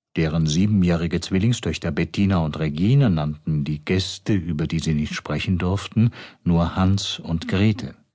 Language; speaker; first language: German; native; German